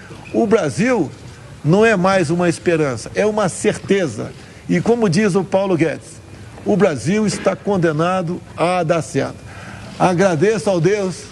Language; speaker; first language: Portuguese; native; Portuguese